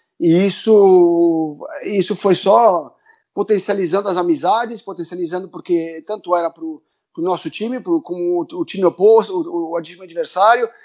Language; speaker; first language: Portuguese; early bilingual, other home language; Spanish